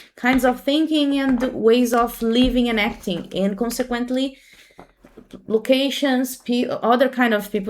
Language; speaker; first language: English; non-native, fluent; Portuguese